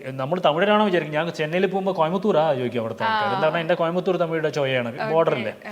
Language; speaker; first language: Malayalam; non-native, local second language; Tulu